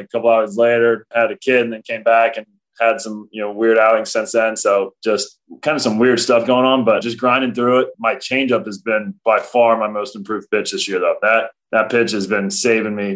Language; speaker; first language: English; native; English